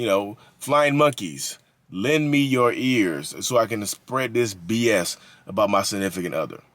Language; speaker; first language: English; native; English